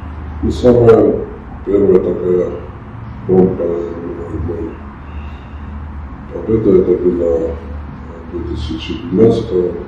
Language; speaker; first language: Russian; non-native, fluent; Georgian